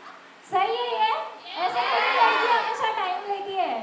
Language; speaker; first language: Hindi; native; Hindi